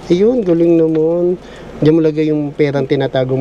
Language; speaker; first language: Filipino; non-native, local second language; Hiligaynon